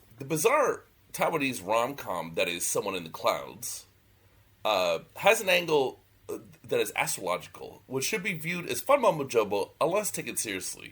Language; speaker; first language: English; native; English